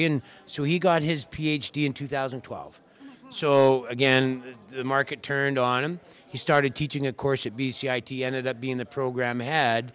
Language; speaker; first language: English; native; English